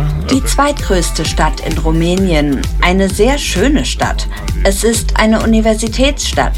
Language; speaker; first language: German; non-native, fluent; Romanian